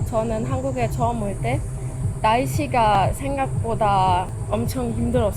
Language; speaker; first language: Korean; non-native, fluent; German